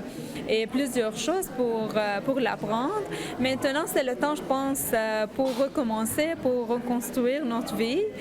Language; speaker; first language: French; non-native, learner; Arabic